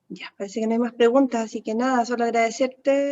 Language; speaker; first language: Spanish; native; Spanish